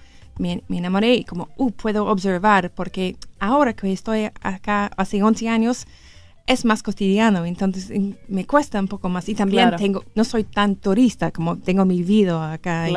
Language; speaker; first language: Spanish; non-native, learner; English